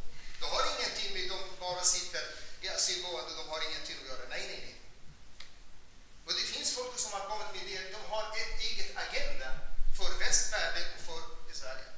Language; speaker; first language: Swedish; non-native, fluent; Arabic